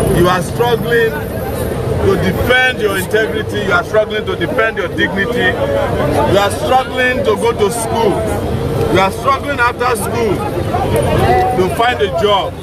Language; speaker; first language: English; non-native, local second language; Yoruba